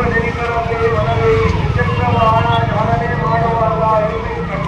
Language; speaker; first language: Kannada; native; Kannada